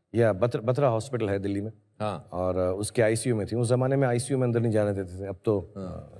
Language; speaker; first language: Hindi; native; Hindi